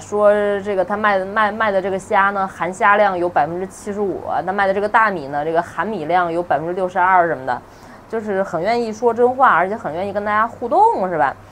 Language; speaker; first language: Chinese; native; Chinese